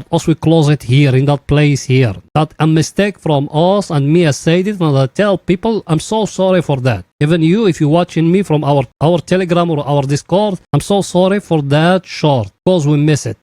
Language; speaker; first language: English; non-native, fluent; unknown